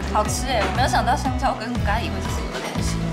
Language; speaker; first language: Chinese; non-native, learner; Japanese